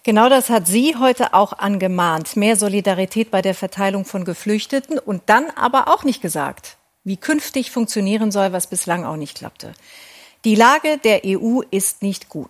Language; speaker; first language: German; native; German